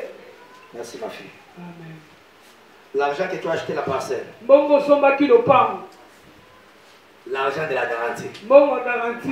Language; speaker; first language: French; non-native, local second language; Lingala